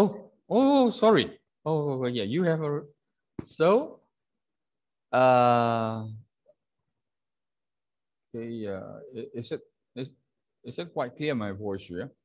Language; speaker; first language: English; non-native, fluent; Indonesian